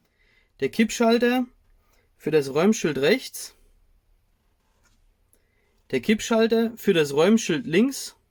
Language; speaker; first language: German; native; German